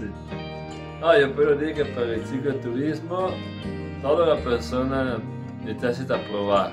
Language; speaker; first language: Spanish; non-native, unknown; Italian